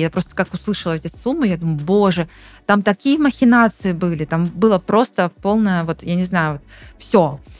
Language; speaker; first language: Russian; native; Russian